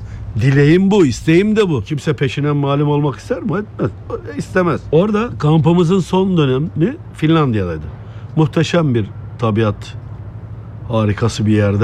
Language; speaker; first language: Turkish; native; Turkish